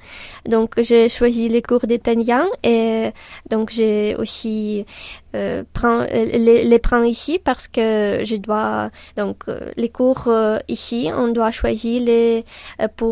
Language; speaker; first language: French; non-native, learner; Ukrainian